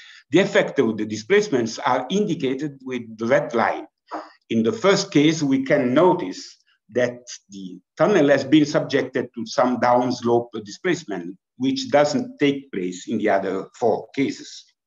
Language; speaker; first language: English; non-native, fluent; Italian